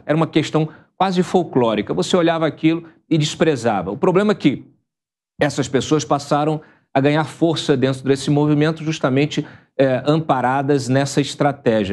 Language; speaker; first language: Portuguese; native; Portuguese